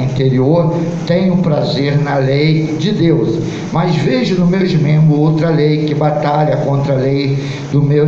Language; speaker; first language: Portuguese; native; Portuguese